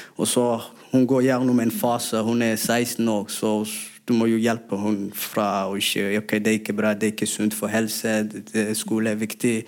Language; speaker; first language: Norwegian; non-native, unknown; Somali